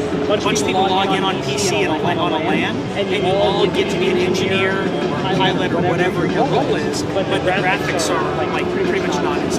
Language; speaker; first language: English; native; English